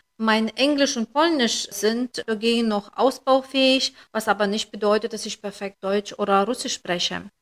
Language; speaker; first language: German; non-native, fluent; Lithuanian